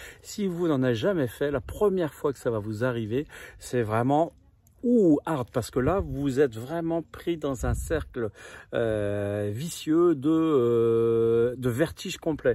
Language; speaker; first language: French; native; French